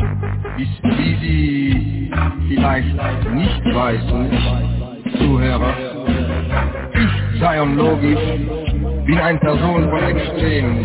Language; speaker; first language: German; non-native, learner; Dutch